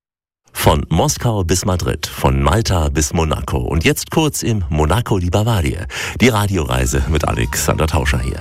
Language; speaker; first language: German; native; German